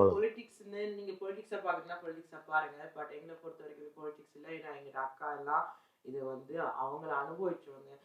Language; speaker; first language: Tamil; early bilingual, heritage; Tamil